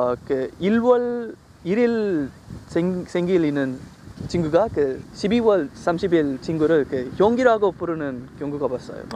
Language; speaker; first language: Korean; non-native, fluent; Tamil